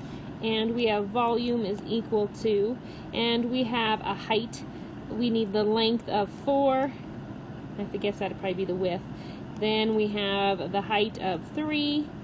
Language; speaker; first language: English; native; English